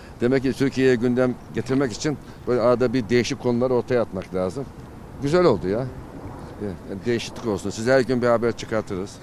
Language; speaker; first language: Turkish; native; Turkish